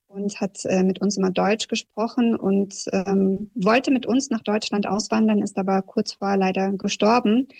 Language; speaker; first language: German; early bilingual, other home language; Russian